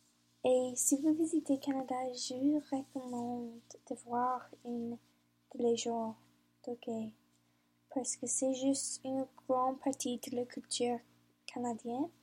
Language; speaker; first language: French; non-native, learner; English